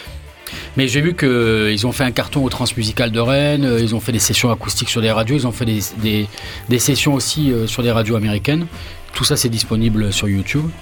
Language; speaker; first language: French; native; French